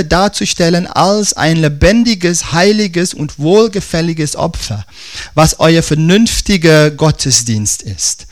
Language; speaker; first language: German; non-native, fluent; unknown